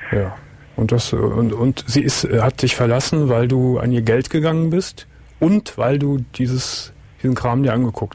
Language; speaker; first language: German; native; German